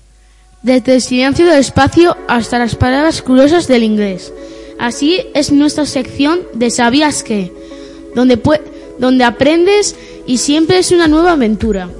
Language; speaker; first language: Spanish; native; Spanish